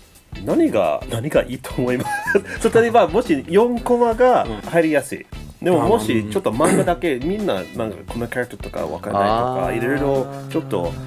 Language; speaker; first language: Japanese; non-native, fluent; English